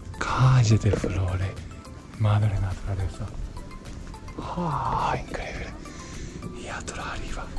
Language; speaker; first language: Spanish; non-native, learner; Japanese